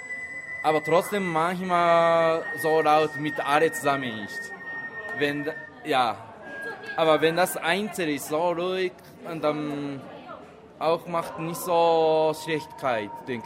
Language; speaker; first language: German; non-native, learner; Japanese